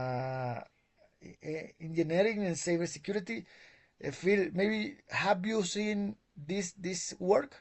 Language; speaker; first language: English; non-native, learner; Spanish